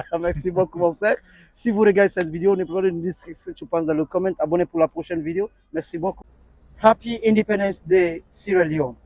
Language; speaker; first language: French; non-native, learner; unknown